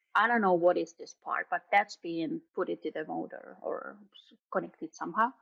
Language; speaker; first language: English; non-native, fluent; Finnish